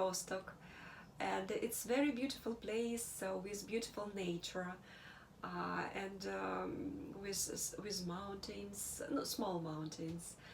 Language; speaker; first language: English; non-native, learner; Russian